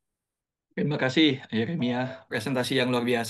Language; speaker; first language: Indonesian; native; Indonesian